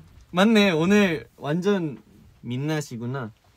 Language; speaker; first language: Korean; early bilingual, heritage; Korean